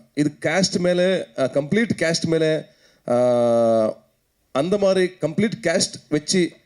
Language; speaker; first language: Tamil; non-native, learner; Kannada